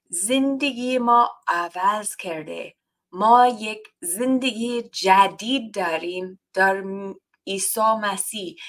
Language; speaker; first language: Persian; non-native, learner; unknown